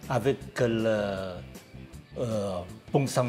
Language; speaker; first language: French; non-native, learner; Chinese